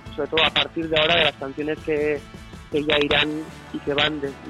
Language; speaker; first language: Spanish; non-native, local second language; Basque